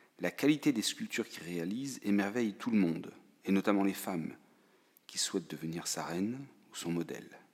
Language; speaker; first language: French; native; French